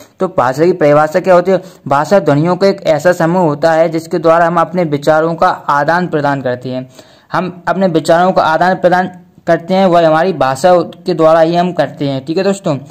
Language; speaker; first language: Hindi; native; Hindi